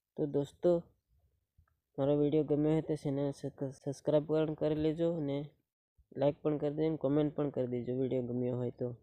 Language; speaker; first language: Gujarati; non-native, local second language; Bhili